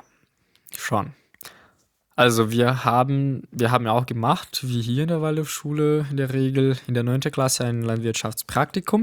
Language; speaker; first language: German; non-native, fluent; Portuguese